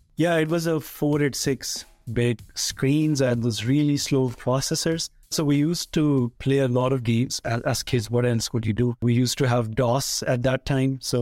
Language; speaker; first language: English; non-native, local second language; Punjabi